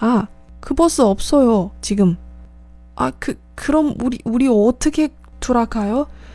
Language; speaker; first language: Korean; non-native, learner; Chinese